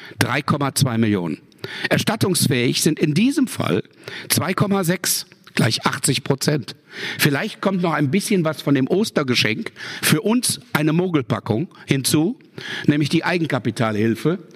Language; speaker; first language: German; native; German